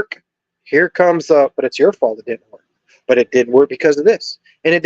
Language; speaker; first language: English; native; English